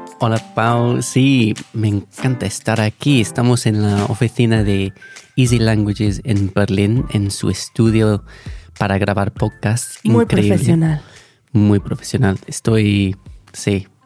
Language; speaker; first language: Spanish; non-native, fluent; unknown